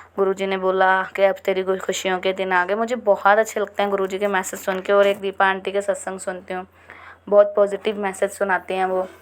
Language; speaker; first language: Hindi; native; Hindi